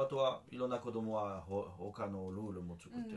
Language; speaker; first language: Japanese; non-native, learner; French